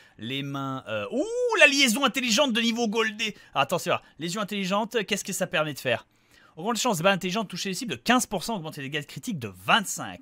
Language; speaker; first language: French; native; French